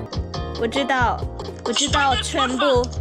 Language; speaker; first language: Chinese; non-native, learner; English